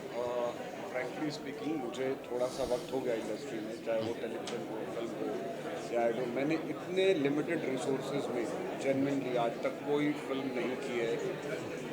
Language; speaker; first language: Hindi; native; Hindi